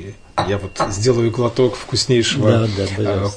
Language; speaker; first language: Russian; native; Russian